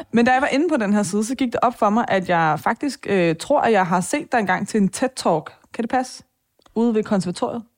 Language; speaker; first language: Danish; early bilingual, other home language; Persian